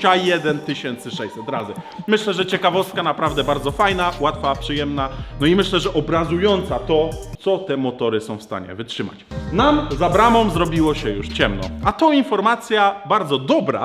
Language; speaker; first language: Polish; native; Polish